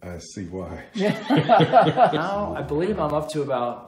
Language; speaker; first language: English; native; English